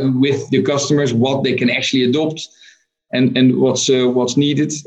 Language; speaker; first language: English; non-native, fluent; Dutch